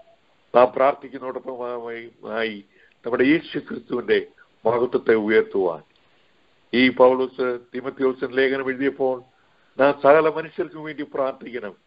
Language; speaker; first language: Malayalam; native; Malayalam